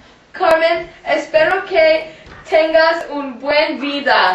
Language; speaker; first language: Spanish; non-native, learner; English